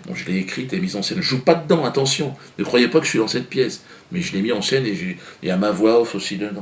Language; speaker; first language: French; native; French